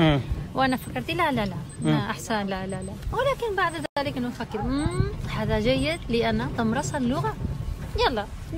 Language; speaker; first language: Arabic; non-native, learner; Spanish